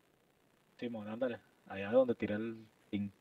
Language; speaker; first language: Spanish; native; Spanish